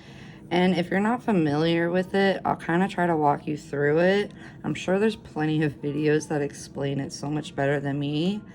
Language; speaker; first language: English; native; English